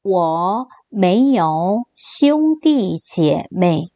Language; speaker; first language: Chinese; non-native, fluent; Korean